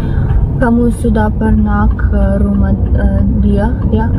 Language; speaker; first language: Indonesian; non-native, learner; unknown